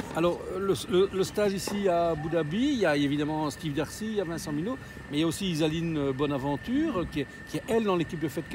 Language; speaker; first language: French; native; French